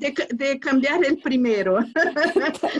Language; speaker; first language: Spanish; non-native, learner; Portuguese